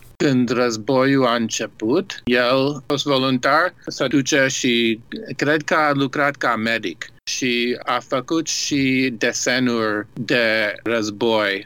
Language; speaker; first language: Romanian; early bilingual, heritage; Romanian